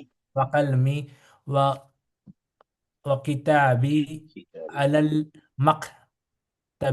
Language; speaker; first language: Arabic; non-native, learner; Hindi